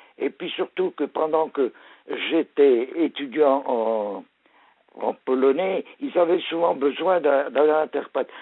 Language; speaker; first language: French; early bilingual, other home language; Polish